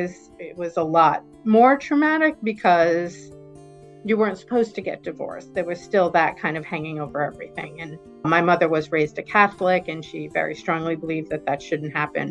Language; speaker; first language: English; native; English